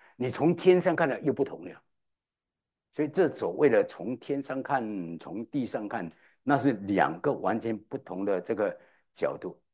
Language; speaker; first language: Chinese; native; Chinese